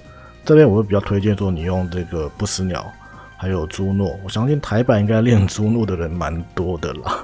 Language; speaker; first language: Chinese; native; Chinese